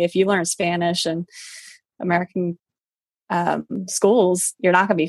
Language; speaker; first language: English; early bilingual, other home language; Korean